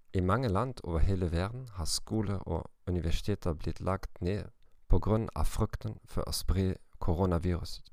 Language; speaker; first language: Norwegian; non-native, learner; German